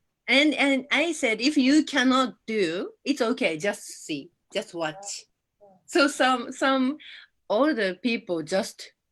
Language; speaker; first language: English; non-native, learner; Japanese